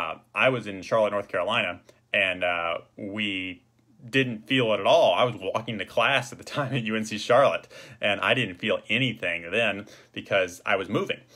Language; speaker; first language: English; native; English